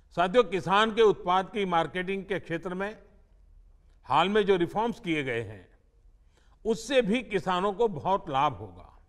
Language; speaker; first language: Hindi; non-native, local second language; Gujarati